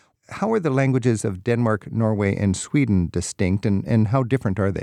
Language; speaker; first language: English; native; English